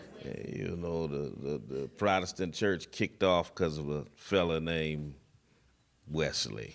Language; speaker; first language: English; native; English